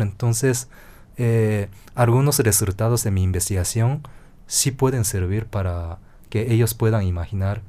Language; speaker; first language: Spanish; non-native, fluent; Japanese